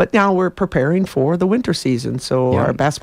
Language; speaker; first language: English; native; English